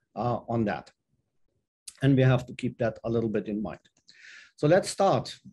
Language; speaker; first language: English; non-native, fluent; German